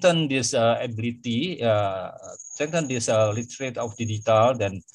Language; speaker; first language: English; non-native, fluent; Indonesian